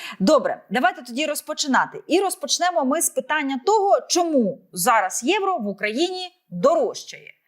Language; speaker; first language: Ukrainian; native; Ukrainian